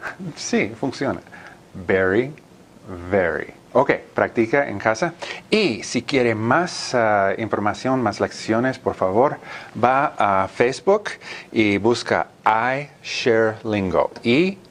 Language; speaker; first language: Spanish; non-native, learner; English